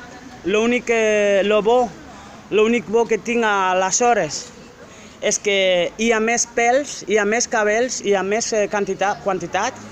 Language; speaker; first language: Catalan; non-native, fluent; French